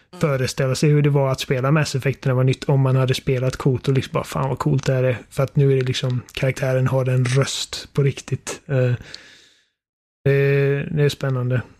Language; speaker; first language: Swedish; native; Swedish